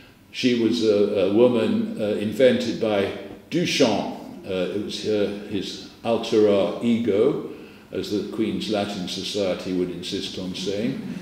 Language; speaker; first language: English; native; English